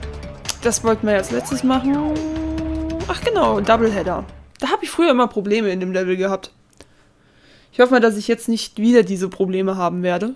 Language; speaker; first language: German; native; German